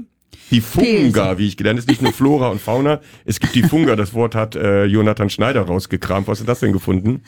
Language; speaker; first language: German; native; German